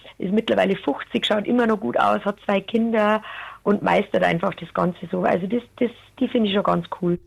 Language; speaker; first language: German; native; German